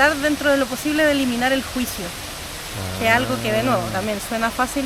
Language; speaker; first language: Spanish; native; Spanish